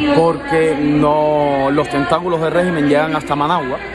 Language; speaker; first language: Spanish; native; Spanish